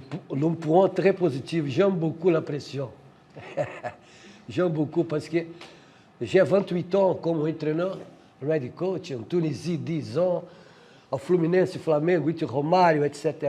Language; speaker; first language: French; non-native, fluent; Portuguese